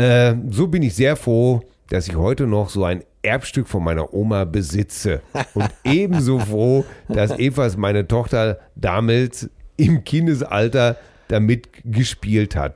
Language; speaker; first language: German; native; German